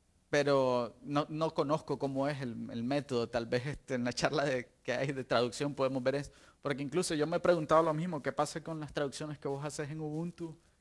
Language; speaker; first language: Spanish; native; Spanish